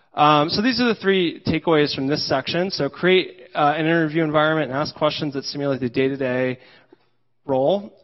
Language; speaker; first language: English; native; English